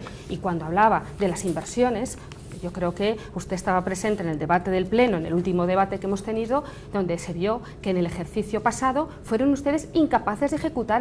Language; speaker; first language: Spanish; native; Spanish